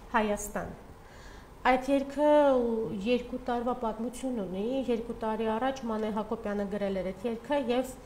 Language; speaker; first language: Armenian; early bilingual, heritage; Armenian